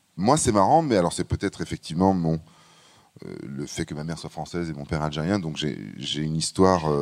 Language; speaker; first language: French; native; French